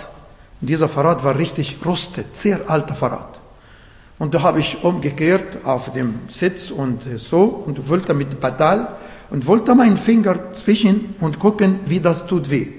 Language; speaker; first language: German; non-native, fluent; Arabic